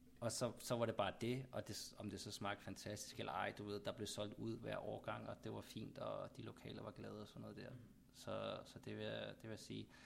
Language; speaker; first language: Danish; native; Danish